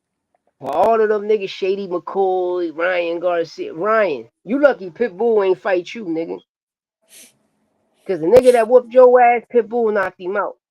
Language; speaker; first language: English; native; English